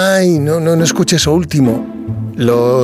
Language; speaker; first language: Spanish; native; Spanish